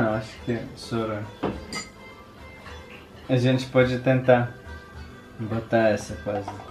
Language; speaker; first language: Portuguese; non-native, learner; Russian